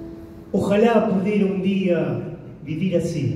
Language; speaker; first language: Spanish; native; Spanish